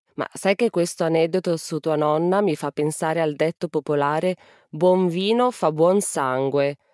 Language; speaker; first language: Italian; native; Italian